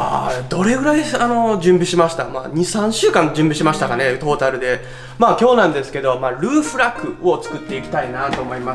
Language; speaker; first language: Japanese; native; Japanese